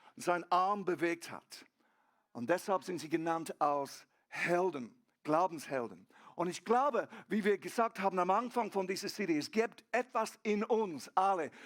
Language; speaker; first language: German; non-native, fluent; English